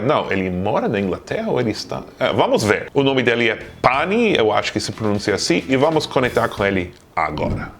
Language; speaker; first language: Portuguese; non-native, fluent; English